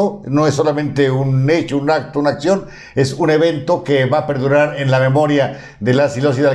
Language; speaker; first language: Spanish; native; Spanish